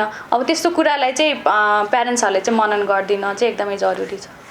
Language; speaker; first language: Nepali; native; Nepali